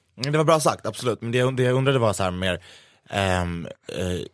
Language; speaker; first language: Swedish; native; Swedish